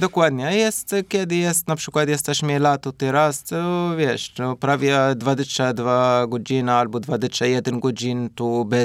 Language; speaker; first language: Polish; non-native, learner; Arabic